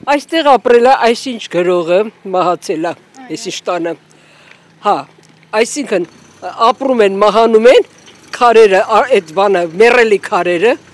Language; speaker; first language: Armenian; native; Armenian